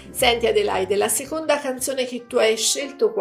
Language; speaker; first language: Italian; native; Italian